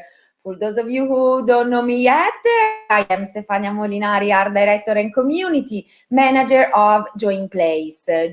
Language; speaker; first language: English; non-native, fluent; Italian